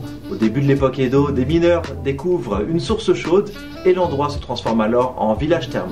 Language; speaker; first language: French; native; French